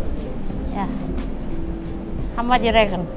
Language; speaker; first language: English; non-native, learner; Indonesian